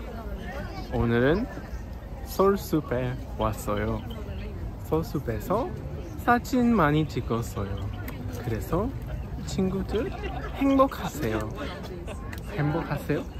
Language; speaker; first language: Korean; non-native, learner; English